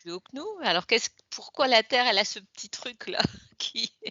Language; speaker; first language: French; native; French